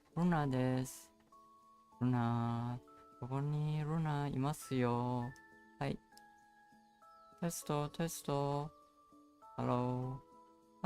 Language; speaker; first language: Japanese; non-native, learner; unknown